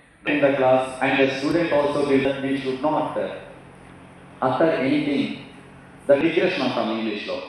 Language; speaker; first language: English; non-native, local second language; Telugu